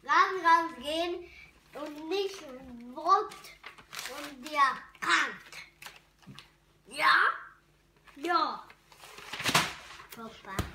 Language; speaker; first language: German; non-native, learner; Hungarian